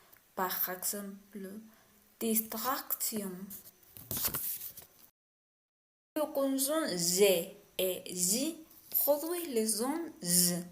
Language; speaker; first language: French; non-native, learner; Spanish